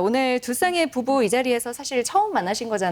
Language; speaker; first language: Korean; native; Korean